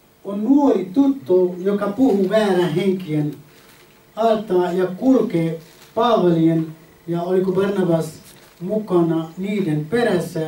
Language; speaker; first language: Finnish; non-native, fluent; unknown